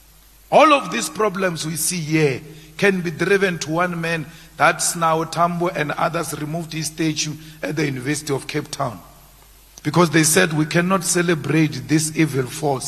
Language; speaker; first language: English; non-native, local second language; Northern Sotho